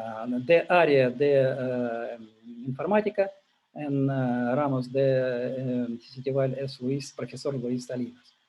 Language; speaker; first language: Spanish; non-native, learner; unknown